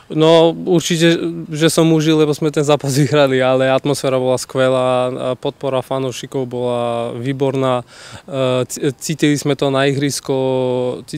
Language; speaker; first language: Slovak; non-native, fluent; Macedonian